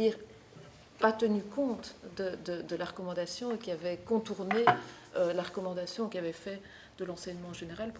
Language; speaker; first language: French; native; French